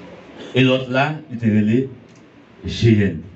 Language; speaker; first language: French; non-native, learner; Haitian Creole